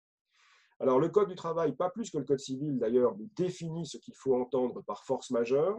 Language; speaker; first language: French; native; French